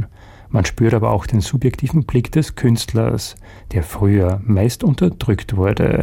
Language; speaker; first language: German; native; German